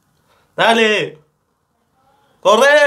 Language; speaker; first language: Spanish; native; Spanish